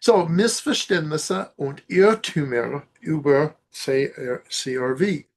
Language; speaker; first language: German; non-native, learner; English